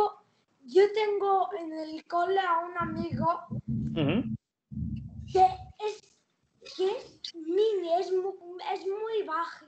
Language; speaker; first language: Spanish; early bilingual, heritage; Spanish